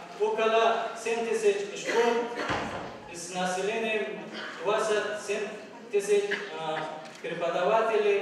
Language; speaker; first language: Russian; non-native, learner; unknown